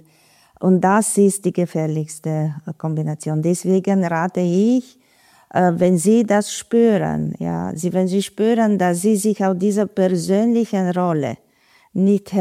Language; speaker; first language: German; non-native, fluent; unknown